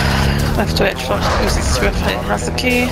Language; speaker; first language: English; native; English